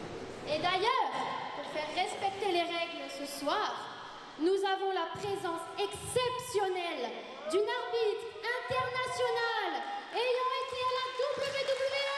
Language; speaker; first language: French; native; French